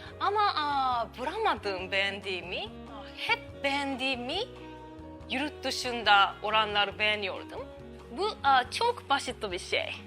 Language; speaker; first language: Turkish; non-native, learner; Japanese